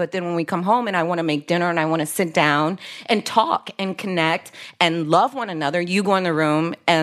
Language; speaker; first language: English; native; English